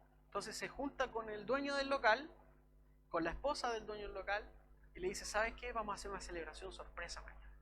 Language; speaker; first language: Spanish; native; Spanish